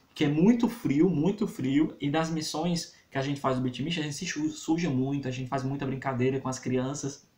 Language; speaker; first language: Portuguese; native; Portuguese